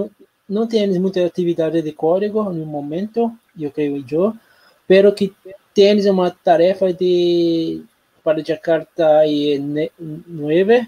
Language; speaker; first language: Spanish; non-native, learner; Portuguese